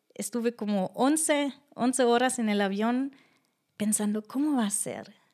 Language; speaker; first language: Spanish; non-native, fluent; German